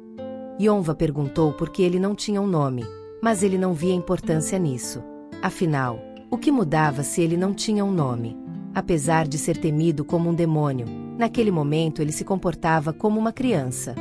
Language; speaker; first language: Portuguese; native; Portuguese